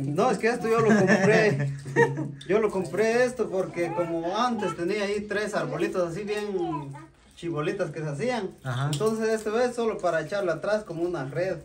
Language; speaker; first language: Spanish; native; Spanish